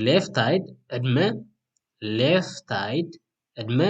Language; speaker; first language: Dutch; non-native, fluent; Tigrinya